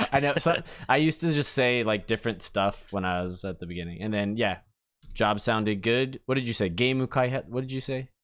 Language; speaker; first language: English; native; English